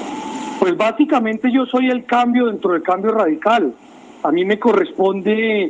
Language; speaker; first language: Spanish; native; Spanish